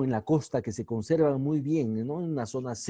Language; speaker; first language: Spanish; native; Spanish